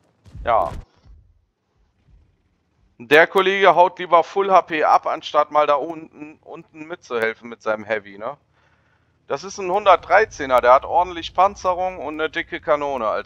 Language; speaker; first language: German; native; German